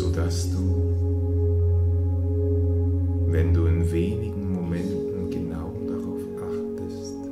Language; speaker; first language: German; native; German